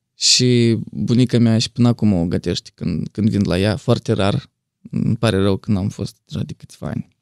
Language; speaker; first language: Romanian; native; Romanian